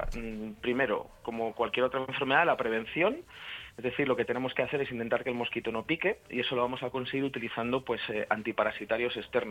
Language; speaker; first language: Spanish; native; Spanish